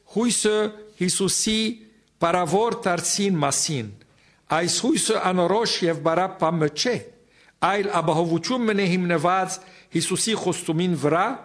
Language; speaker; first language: Armenian; native; Armenian